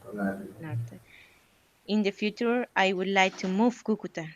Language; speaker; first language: English; non-native, learner; Spanish